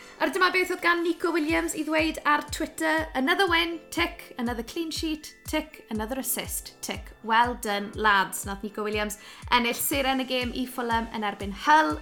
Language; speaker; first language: Welsh; native; Welsh